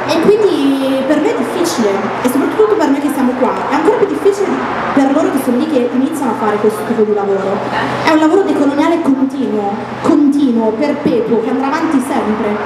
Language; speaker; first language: Italian; early bilingual, other home language; Arabic